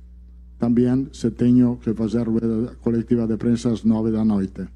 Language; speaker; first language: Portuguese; non-native, learner; Italian